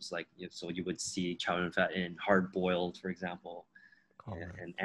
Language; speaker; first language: English; non-native, fluent; Min Nan Chinese